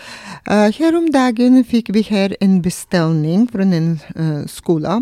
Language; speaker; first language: Swedish; non-native, fluent; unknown